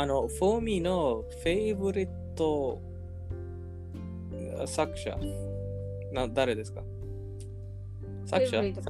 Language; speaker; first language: Japanese; non-native, learner; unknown